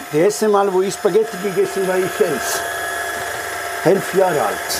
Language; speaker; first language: German; non-native, learner; Italian